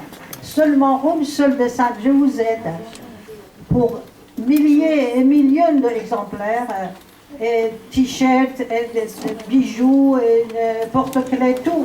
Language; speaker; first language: French; non-native, learner; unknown